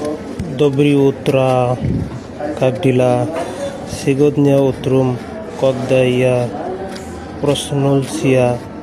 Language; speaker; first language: Russian; non-native, learner; Bangla